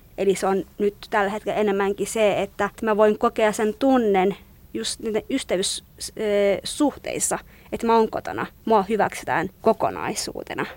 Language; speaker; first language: Finnish; non-native, fluent; Kurdish